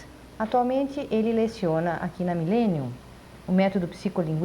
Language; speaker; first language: Portuguese; native; Portuguese